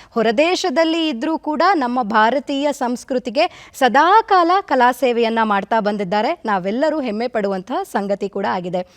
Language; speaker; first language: Kannada; native; Kannada